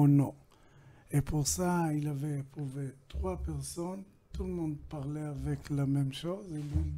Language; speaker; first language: French; non-native, learner; Hebrew